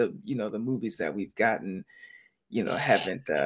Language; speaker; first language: English; native; English